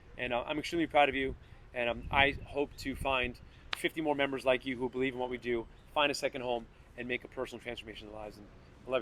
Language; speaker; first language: English; native; English